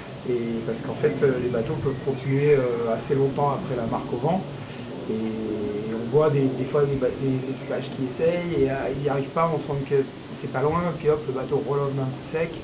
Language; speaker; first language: French; native; French